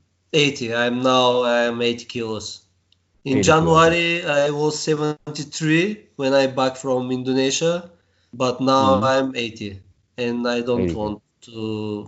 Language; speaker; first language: English; non-native, learner; Bulgarian